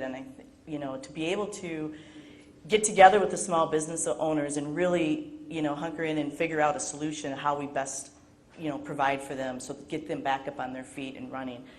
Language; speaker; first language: English; native; English